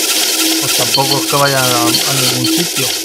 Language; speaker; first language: Spanish; native; Spanish